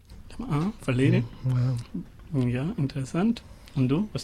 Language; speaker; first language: German; non-native, learner; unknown